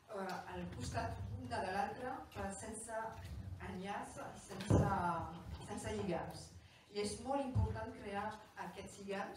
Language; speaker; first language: Catalan; non-native, local second language; French